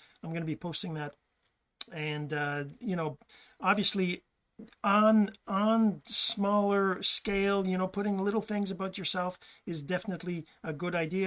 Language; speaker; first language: English; early bilingual, other home language; French